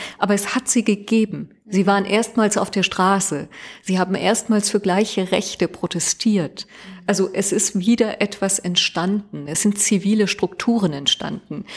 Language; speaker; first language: German; early bilingual, other home language; Persian